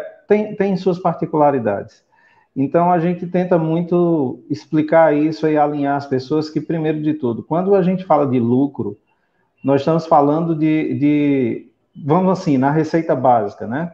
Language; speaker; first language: Portuguese; native; Portuguese